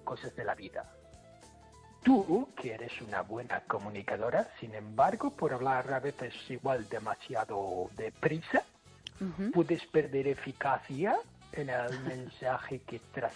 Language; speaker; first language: Spanish; non-native, fluent; English